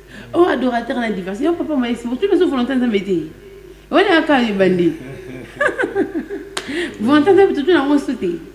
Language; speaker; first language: French; non-native, local second language; Lingala